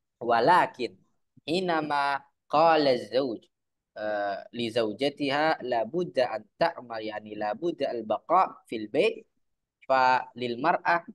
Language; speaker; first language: Arabic; non-native, fluent; Indonesian